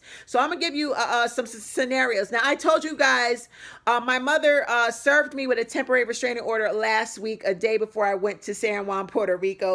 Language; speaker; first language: English; native; English